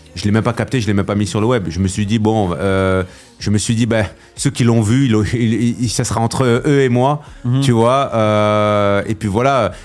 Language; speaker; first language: French; native; French